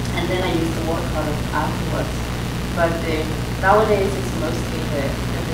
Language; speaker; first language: English; non-native, fluent; Danish